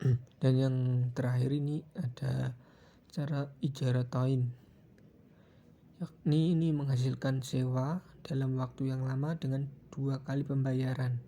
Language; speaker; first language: Indonesian; native; Indonesian